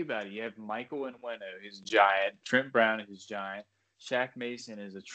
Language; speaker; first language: English; native; English